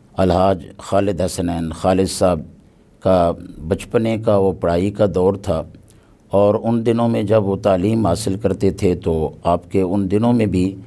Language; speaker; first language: Urdu; non-native, local second language; Punjabi